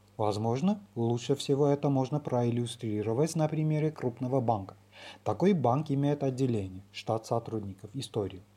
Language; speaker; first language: Russian; non-native, local second language; Armenian